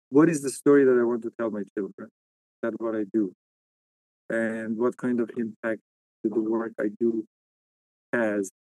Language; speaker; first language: English; non-native, fluent; Persian